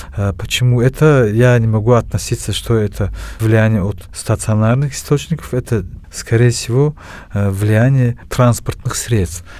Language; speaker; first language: Russian; non-native, local second language; Tajik